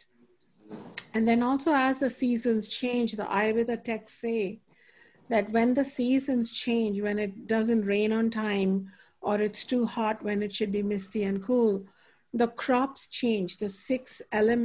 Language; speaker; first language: English; non-native, local second language; Hindi